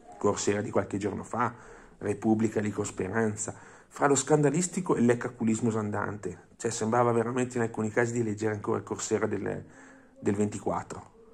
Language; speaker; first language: Italian; non-native, fluent; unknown